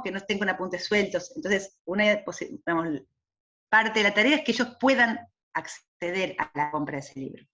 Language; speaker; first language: Spanish; native; Spanish